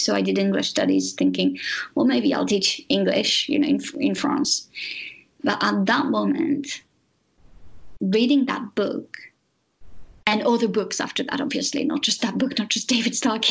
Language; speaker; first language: English; non-native, fluent; French